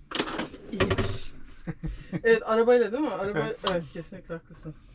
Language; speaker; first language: Turkish; native; Turkish